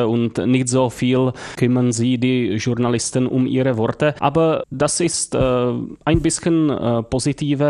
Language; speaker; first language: German; non-native, fluent; Czech